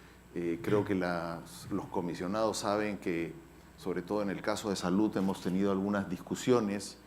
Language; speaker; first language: Spanish; native; Spanish